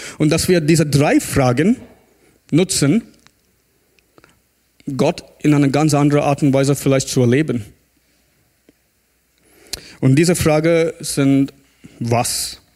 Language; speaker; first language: German; non-native, fluent; English